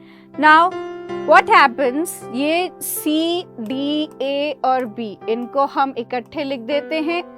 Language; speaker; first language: Hindi; native; Hindi